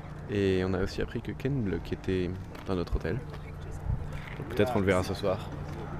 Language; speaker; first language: French; native; French